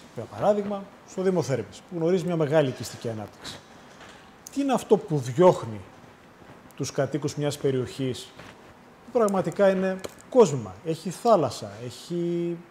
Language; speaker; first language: Greek; native; Greek